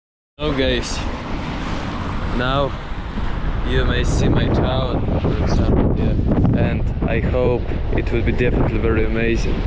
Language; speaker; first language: English; non-native, fluent; Russian